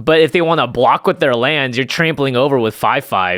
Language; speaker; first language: English; native; English